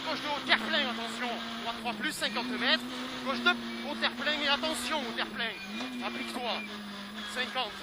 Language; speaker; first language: French; native; French